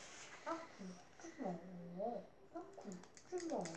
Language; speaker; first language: Korean; native; Korean